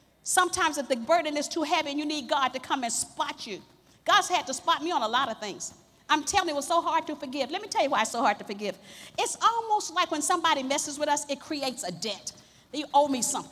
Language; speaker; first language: English; native; English